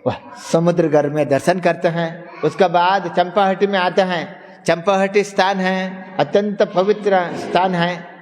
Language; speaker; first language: Hindi; non-native, local second language; Kannada